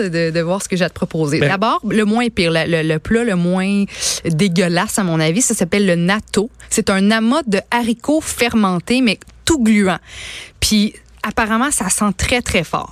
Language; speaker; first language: French; native; French